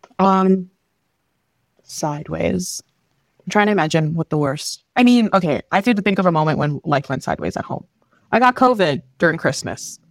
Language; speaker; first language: English; early bilingual, other home language; Filipino